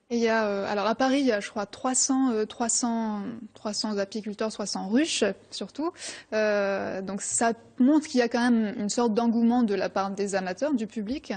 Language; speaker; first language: French; native; French